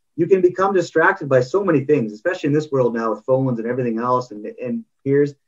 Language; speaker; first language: English; native; English